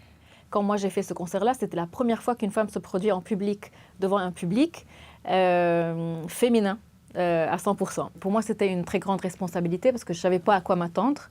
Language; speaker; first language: French; non-native, local second language; Arabic